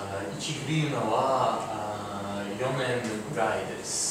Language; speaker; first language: Japanese; non-native, learner; Ukrainian